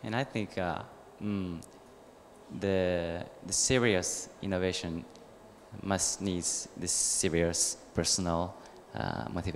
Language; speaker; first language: English; non-native, learner; Japanese